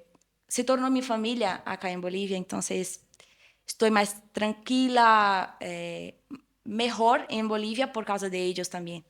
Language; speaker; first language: Spanish; non-native, fluent; Portuguese